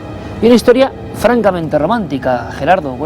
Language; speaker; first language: Spanish; native; Spanish